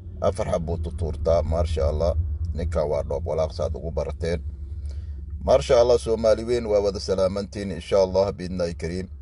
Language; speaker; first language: Somali; native; Somali